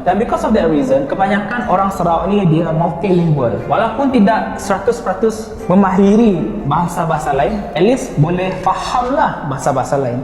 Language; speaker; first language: Malay; native; Malay